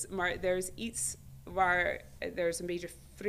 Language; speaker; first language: Dutch; non-native, fluent; English